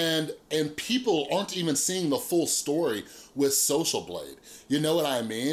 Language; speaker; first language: English; native; English